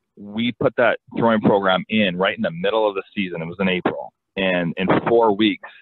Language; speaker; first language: English; native; English